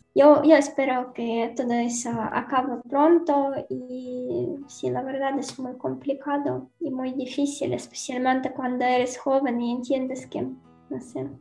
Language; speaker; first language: Spanish; non-native, learner; Ukrainian